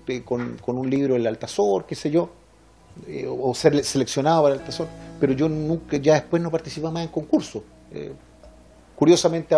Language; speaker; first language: Spanish; native; Spanish